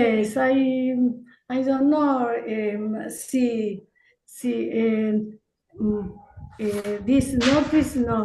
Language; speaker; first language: English; non-native, learner; Spanish